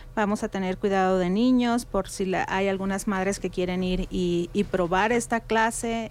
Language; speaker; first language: Spanish; native; Spanish